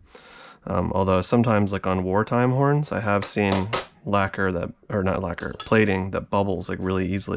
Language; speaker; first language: English; native; English